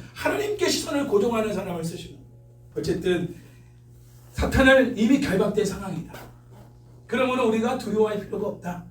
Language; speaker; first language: Korean; native; Korean